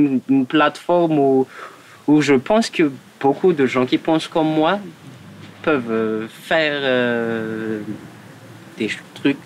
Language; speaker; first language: French; non-native, local second language; Malagasy